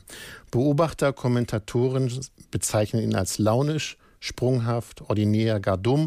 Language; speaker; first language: German; native; German